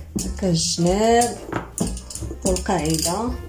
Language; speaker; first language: Arabic; native; Arabic